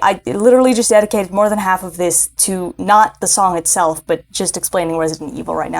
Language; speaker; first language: English; native; English